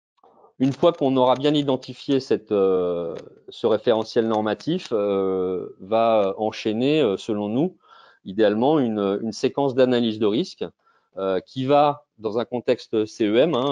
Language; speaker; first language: French; native; French